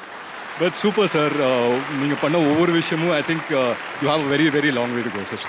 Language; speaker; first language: Tamil; native; Tamil